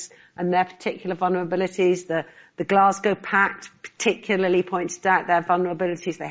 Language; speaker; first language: English; native; English